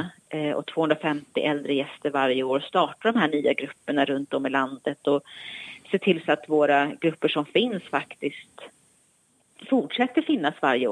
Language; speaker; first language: Swedish; native; Swedish